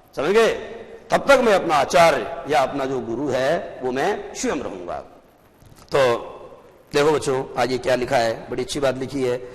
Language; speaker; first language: Hindi; native; Hindi